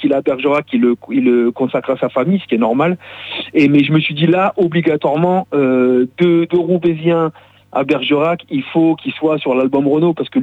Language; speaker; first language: French; native; French